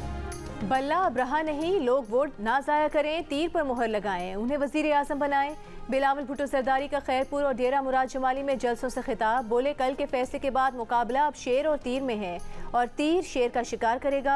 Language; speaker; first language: Urdu; native; Urdu